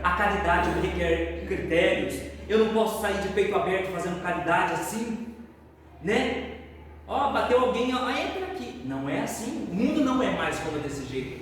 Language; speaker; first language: Portuguese; native; Portuguese